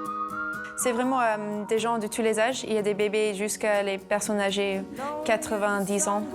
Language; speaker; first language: French; non-native, fluent; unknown